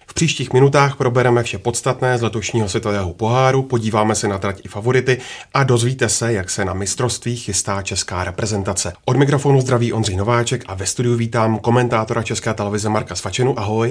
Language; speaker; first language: Czech; native; Czech